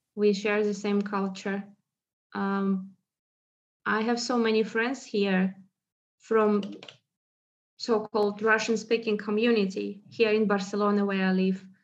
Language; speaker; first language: English; non-native, fluent; Russian